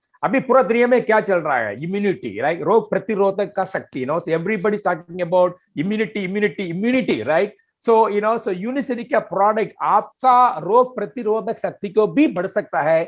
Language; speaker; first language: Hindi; non-native, fluent; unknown